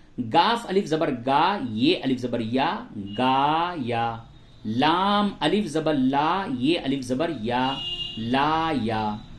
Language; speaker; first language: Hindi; native; Hindi